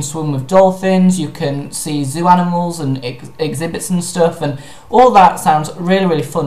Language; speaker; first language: English; native; English